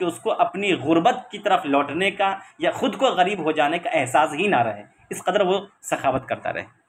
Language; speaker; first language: Urdu; native; Urdu